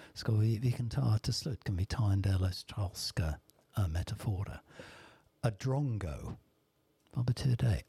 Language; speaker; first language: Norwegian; non-native, fluent; English